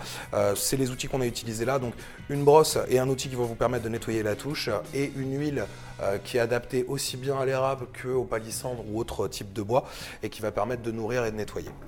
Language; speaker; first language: French; native; French